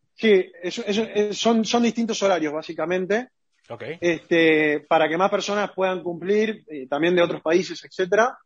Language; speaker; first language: Spanish; native; Spanish